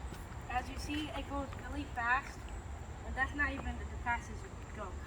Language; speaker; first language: English; native; English